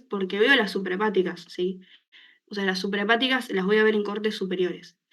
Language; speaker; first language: Spanish; native; Spanish